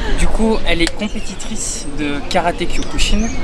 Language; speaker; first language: French; native; French